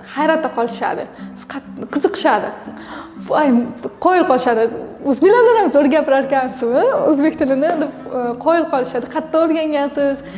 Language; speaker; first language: Uzbek; non-native, local second language; Russian